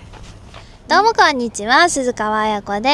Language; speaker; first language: Japanese; native; Japanese